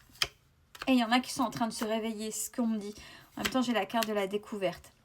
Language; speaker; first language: French; native; French